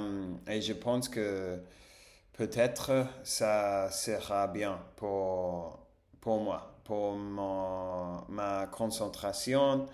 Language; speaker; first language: French; non-native, fluent; Spanish